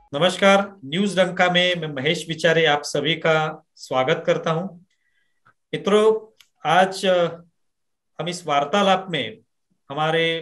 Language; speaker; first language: Hindi; non-native, local second language; Marathi